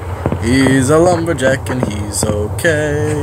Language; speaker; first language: English; native; English